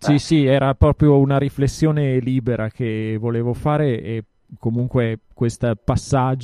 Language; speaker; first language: Italian; native; Italian